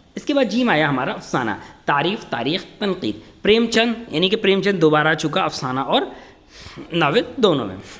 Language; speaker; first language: Urdu; native; Urdu